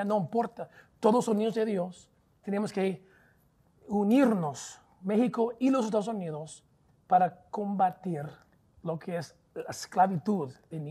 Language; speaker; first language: Spanish; non-native, fluent; English